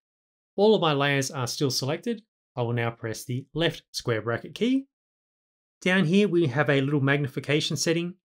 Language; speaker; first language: English; native; English